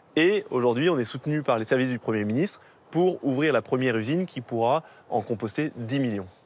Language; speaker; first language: French; native; French